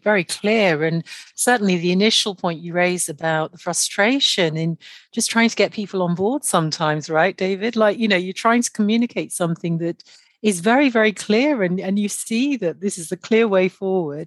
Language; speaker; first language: English; non-native, local second language; Yoruba